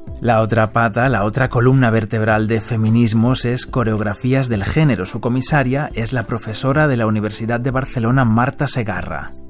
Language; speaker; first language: Spanish; native; Spanish